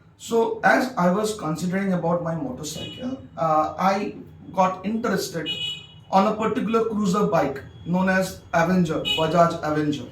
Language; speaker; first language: English; non-native, local second language; Bangla